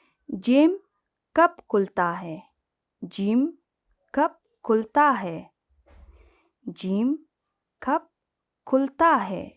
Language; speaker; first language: Hindi; non-native, fluent; Persian